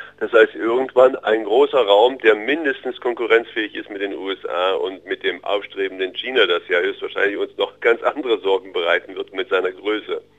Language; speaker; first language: German; early bilingual, other home language; Russian